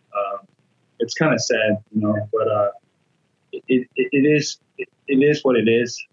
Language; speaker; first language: English; non-native, fluent; Burmese